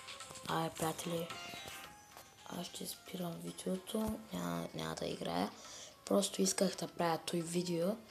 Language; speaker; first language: Bulgarian; non-native, local second language; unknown